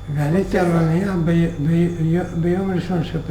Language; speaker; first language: Hebrew; non-native, fluent; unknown